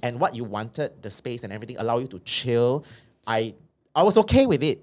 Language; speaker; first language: English; non-native, local second language; Chinese